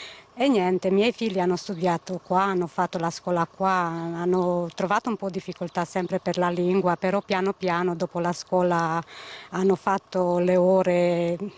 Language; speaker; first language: Italian; non-native, fluent; Romanian